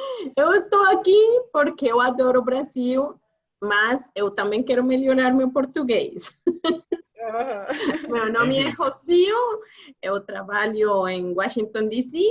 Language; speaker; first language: Portuguese; non-native, fluent; Spanish